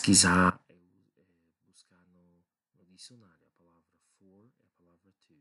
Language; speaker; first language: Portuguese; non-native, learner; English